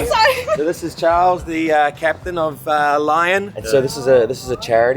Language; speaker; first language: English; native; English